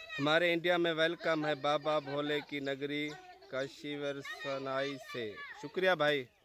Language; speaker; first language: Urdu; non-native, local second language; Saraiki